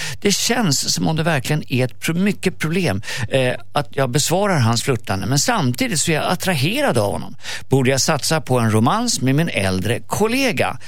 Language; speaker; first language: Swedish; native; Swedish